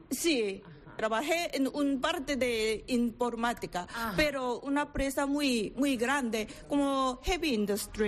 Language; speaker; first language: Spanish; non-native, learner; Korean